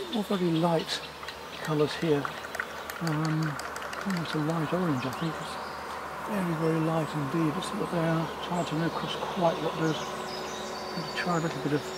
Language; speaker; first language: English; native; English